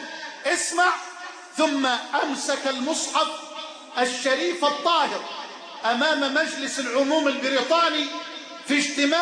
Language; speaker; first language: Arabic; native; Arabic